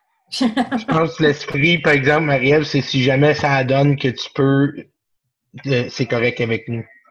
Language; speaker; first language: French; native; French